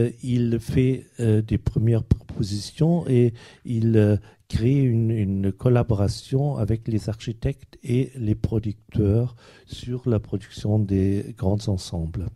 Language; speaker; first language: French; non-native, fluent; German